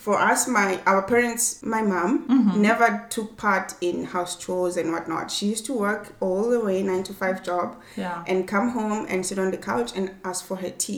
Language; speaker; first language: English; non-native, local second language; Swati